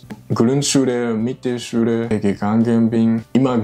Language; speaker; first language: German; non-native, learner; Japanese